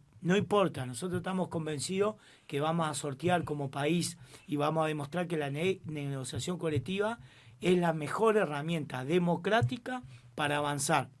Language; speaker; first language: Spanish; native; Spanish